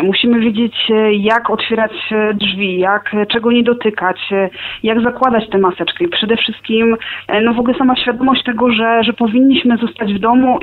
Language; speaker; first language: Polish; native; Polish